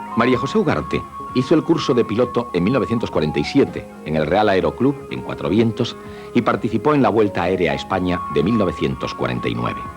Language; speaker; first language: Spanish; native; Spanish